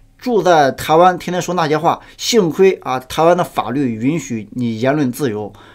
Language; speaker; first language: Chinese; native; Chinese